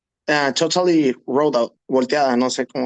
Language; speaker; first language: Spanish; native; Spanish